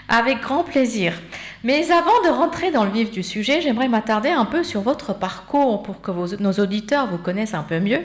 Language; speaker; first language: French; native; French